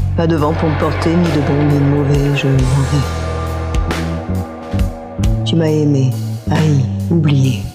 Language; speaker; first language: English; non-native, fluent; French